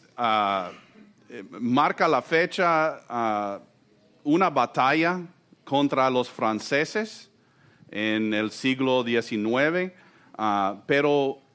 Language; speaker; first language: Spanish; non-native, fluent; English